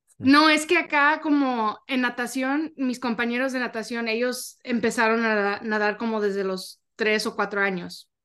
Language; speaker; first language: Spanish; early bilingual, heritage; Spanish